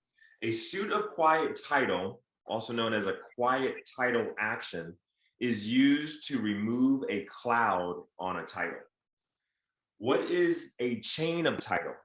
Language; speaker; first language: English; native; English